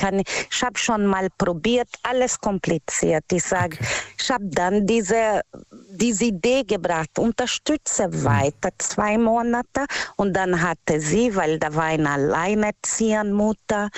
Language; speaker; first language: German; non-native, learner; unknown